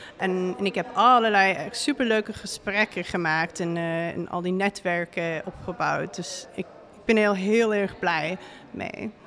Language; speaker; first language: Dutch; non-native, fluent; English